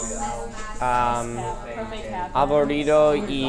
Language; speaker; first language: Spanish; non-native, learner; English